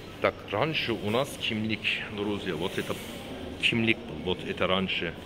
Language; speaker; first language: Russian; non-native, learner; Turkish